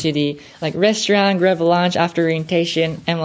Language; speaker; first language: English; non-native, fluent; Japanese